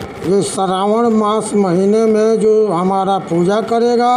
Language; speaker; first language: Hindi; native; Hindi